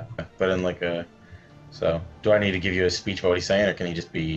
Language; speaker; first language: English; native; English